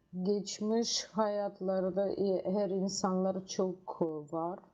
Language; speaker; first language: Turkish; non-native, learner; Russian